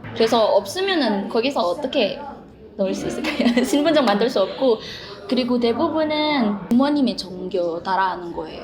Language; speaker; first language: Korean; non-native, fluent; Indonesian